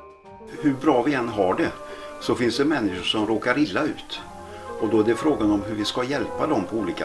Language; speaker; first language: Swedish; native; Swedish